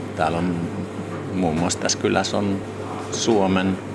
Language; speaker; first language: Finnish; native; Finnish